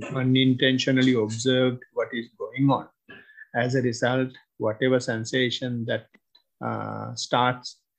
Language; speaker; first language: English; non-native, local second language; Sinhala